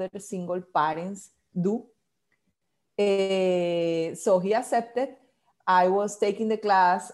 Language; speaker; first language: English; non-native, fluent; Spanish